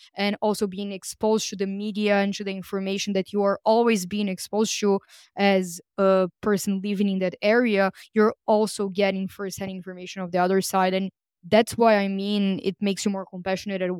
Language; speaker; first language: English; non-native, fluent; Portuguese